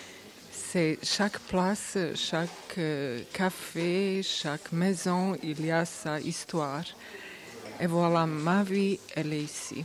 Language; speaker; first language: French; non-native, learner; Bosnian